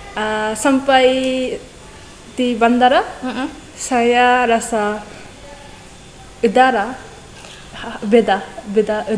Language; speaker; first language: Indonesian; non-native, learner; Japanese